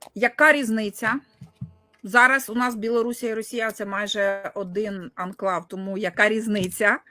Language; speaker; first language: Ukrainian; non-native, local second language; Russian